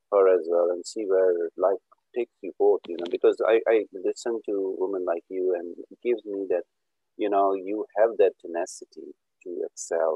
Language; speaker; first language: English; non-native, local second language; Urdu